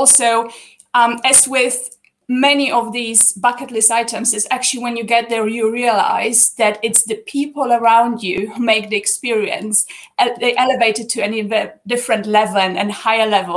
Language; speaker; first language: English; non-native, fluent; Polish